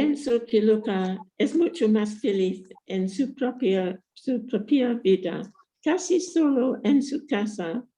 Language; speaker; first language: Spanish; non-native, fluent; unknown